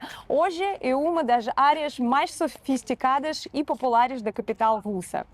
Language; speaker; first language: Portuguese; non-native, fluent; Russian